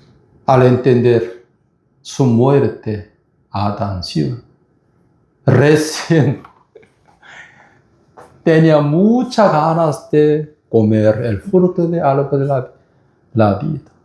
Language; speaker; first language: Spanish; non-native, fluent; Korean